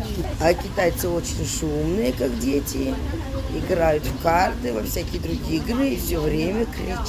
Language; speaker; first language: Russian; native; Russian